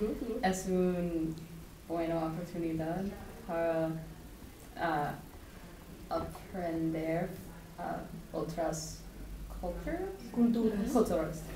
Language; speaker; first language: Spanish; non-native, learner; English